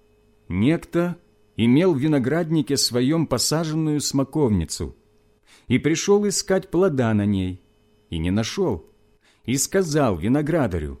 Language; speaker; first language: Russian; native; Russian